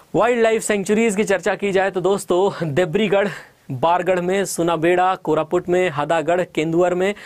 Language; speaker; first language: Hindi; native; Hindi